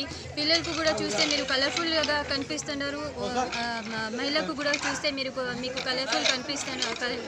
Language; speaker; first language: Telugu; non-native, local second language; Urdu